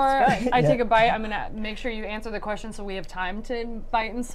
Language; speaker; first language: English; native; English